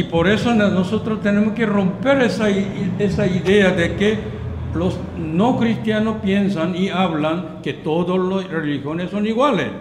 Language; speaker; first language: Spanish; non-native, learner; Korean